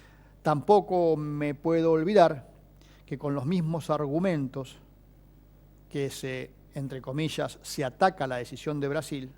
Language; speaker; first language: Spanish; native; Spanish